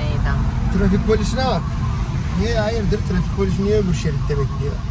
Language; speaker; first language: Turkish; native; Turkish